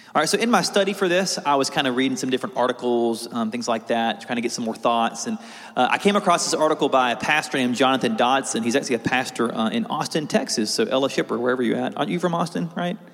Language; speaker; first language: English; native; English